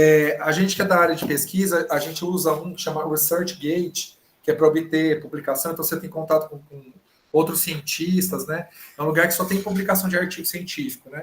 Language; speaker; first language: Portuguese; native; Portuguese